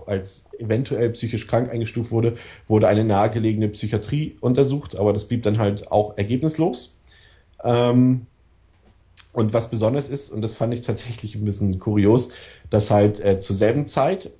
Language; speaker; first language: German; native; German